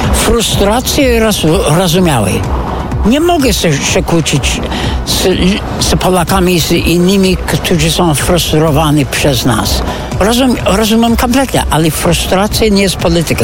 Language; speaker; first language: Polish; non-native, fluent; English